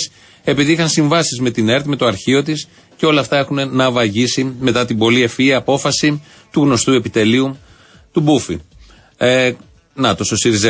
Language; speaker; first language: Greek; native; Greek